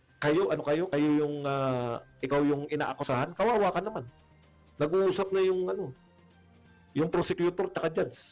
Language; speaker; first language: Filipino; native; Filipino